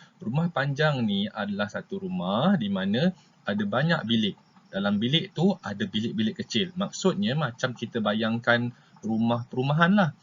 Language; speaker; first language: Malay; native; Malay